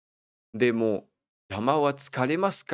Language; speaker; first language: Japanese; non-native, learner; French